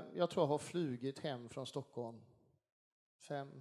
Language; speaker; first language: Swedish; native; Swedish